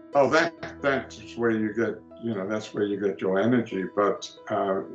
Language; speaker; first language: English; early bilingual, other home language; Greek